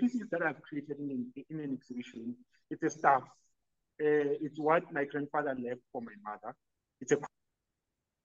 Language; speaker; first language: English; non-native, local second language; Southern Sotho